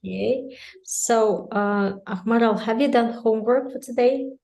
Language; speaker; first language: English; non-native, fluent; Russian